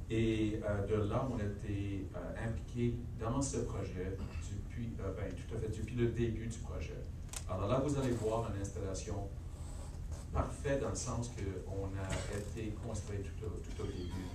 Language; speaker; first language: French; non-native, local second language; English